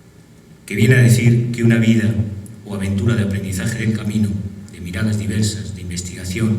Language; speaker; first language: Spanish; native; Spanish